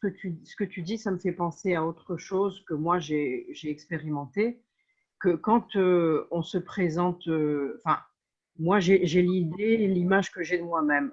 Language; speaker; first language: French; native; French